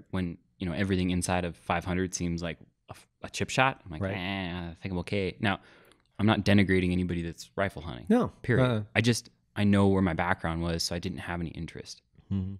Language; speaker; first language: English; native; English